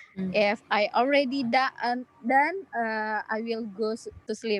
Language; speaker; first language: English; non-native, learner; Indonesian